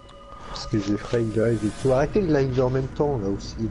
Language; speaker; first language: French; native; French